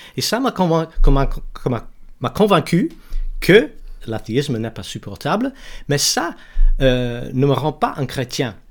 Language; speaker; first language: French; non-native, learner; English